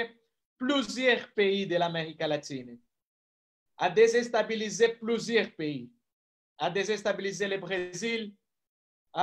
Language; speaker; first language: French; non-native, fluent; Portuguese